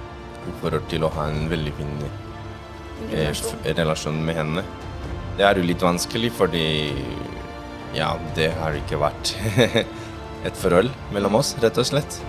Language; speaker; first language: Norwegian; non-native, fluent; Spanish